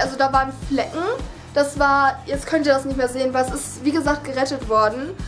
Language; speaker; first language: German; early bilingual, other home language; Vietnamese